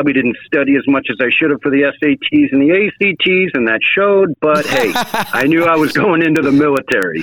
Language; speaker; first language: English; native; English